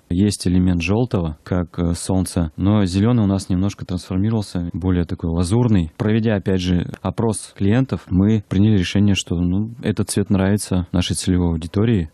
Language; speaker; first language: Russian; native; Russian